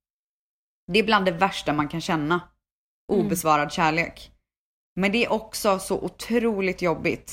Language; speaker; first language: Swedish; native; Swedish